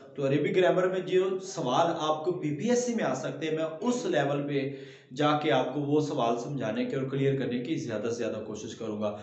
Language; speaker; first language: Urdu; non-native, local second language; Punjabi